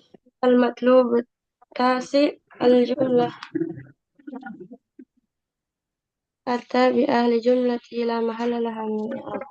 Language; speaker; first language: Arabic; non-native, learner; Indonesian